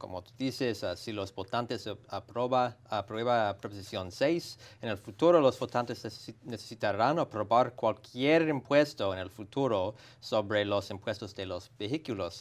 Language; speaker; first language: Spanish; non-native, fluent; English